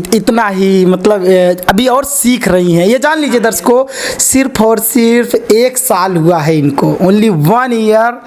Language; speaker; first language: Hindi; native; Hindi